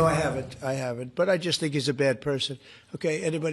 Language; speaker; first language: English; native; English